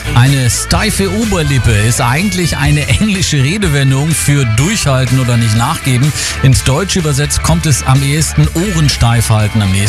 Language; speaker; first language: German; native; German